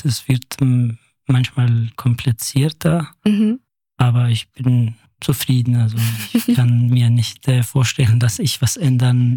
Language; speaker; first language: German; non-native, fluent; Kurdish